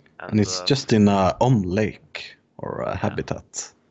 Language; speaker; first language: English; non-native, fluent; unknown